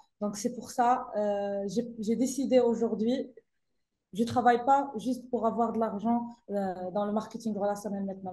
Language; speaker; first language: French; non-native, local second language; Arabic